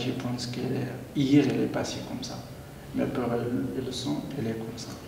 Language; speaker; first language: French; non-native, learner; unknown